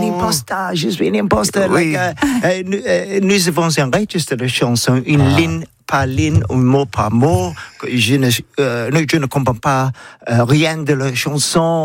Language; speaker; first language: French; non-native, learner; English